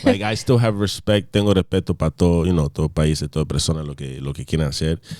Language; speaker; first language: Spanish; early bilingual, other home language; English